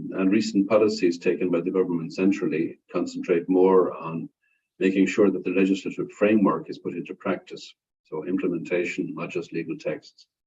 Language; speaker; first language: English; non-native, fluent; Irish